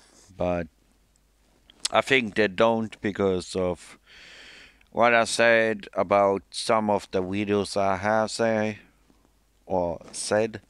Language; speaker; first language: English; non-native, fluent; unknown